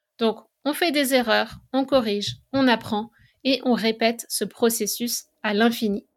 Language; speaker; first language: French; native; French